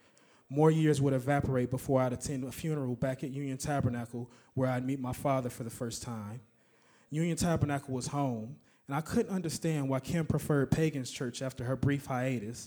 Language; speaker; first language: English; native; English